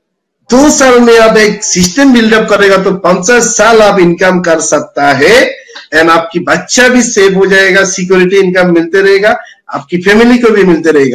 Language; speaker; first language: Hindi; non-native, fluent; Bangla